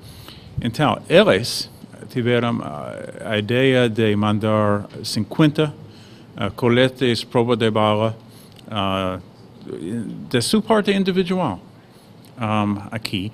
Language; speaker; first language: Portuguese; non-native, fluent; English